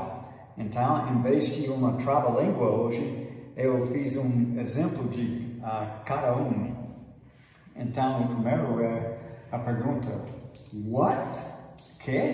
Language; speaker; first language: Portuguese; non-native, fluent; English